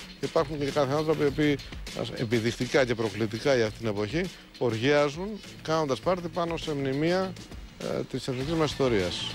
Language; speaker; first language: Greek; native; Greek